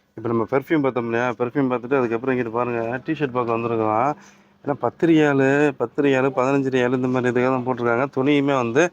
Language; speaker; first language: Tamil; native; Tamil